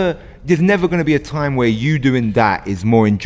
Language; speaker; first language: English; native; English